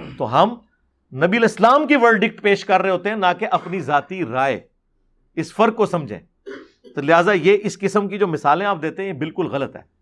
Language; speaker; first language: Urdu; non-native, local second language; Punjabi